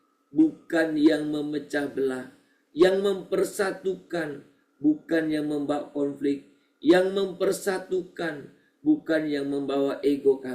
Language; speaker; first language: Indonesian; native; Indonesian